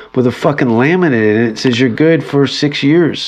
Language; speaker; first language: English; native; English